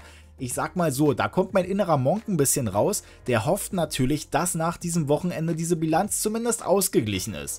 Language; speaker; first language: German; native; German